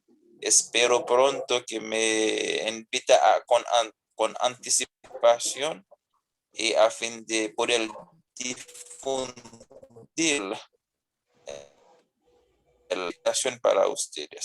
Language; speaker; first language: Spanish; non-native, fluent; Haitian Creole